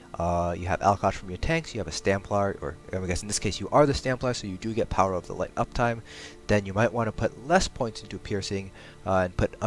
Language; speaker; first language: English; native; English